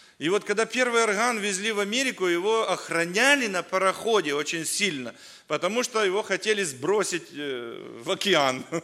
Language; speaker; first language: Russian; native; Russian